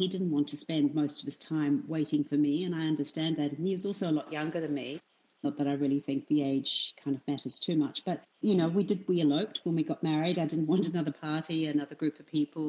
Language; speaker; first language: English; native; English